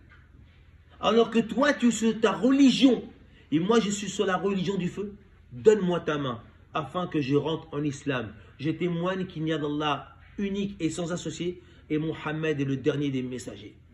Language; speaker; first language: French; native; French